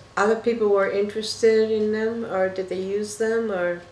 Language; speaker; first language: English; native; English